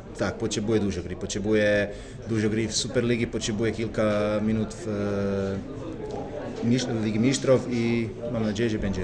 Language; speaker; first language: Polish; non-native, learner; Croatian